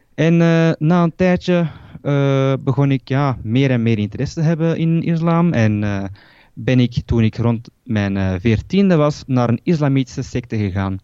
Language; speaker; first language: Dutch; early bilingual, other home language; Turkish